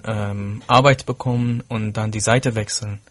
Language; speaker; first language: German; non-native, fluent; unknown